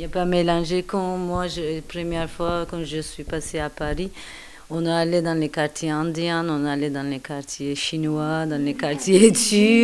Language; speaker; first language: French; non-native, learner; Turkish